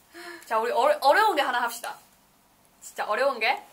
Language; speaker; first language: Korean; non-native, learner; Chinese